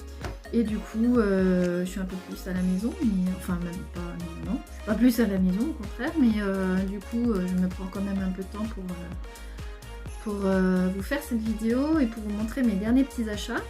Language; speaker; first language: French; native; French